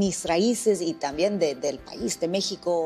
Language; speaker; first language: Spanish; non-native, fluent; English